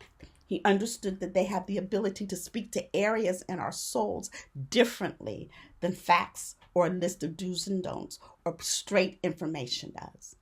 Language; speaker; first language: English; native; English